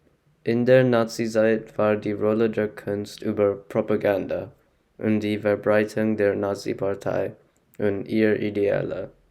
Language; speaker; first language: German; non-native, learner; English